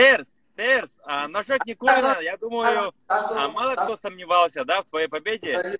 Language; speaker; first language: Russian; native; Russian